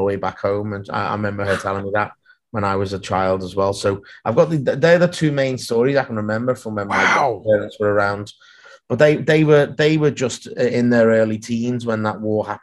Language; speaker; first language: English; native; English